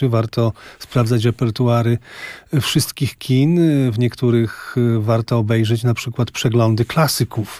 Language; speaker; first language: Polish; native; Polish